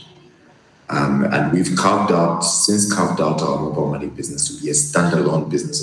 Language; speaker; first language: English; non-native, local second language; Bemba